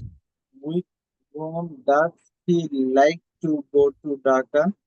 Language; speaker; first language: English; non-native, learner; Bangla